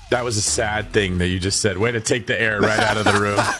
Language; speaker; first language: English; native; English